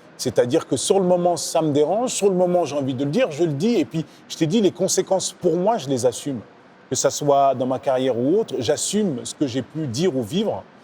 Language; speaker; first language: French; native; French